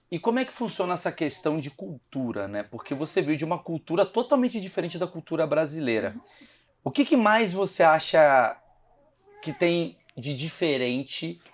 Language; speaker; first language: Portuguese; native; Portuguese